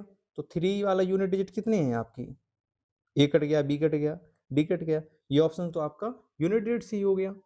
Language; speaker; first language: Hindi; native; Hindi